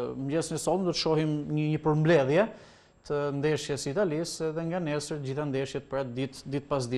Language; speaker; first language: Albanian; native; Albanian